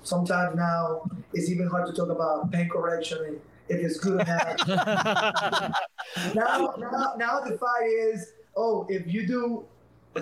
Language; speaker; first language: English; non-native, fluent; Spanish